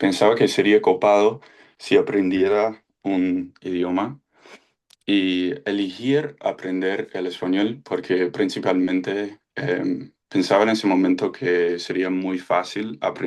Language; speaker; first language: Spanish; non-native, fluent; English